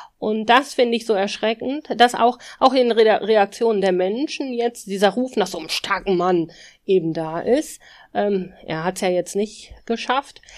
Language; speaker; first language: German; native; German